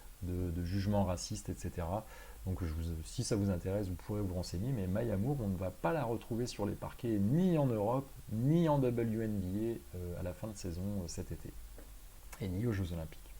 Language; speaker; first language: French; native; French